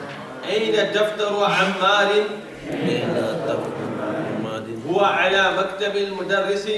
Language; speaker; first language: Arabic; non-native, fluent; English